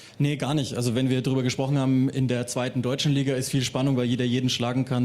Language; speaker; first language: German; native; German